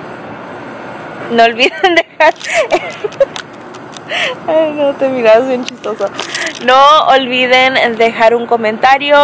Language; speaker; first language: Spanish; early bilingual, heritage; Spanish